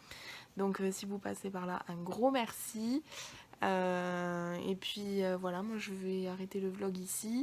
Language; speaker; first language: French; native; French